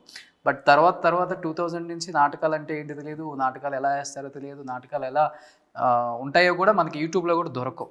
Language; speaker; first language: Telugu; native; Telugu